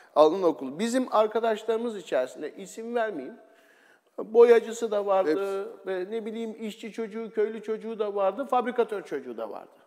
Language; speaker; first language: Turkish; native; Turkish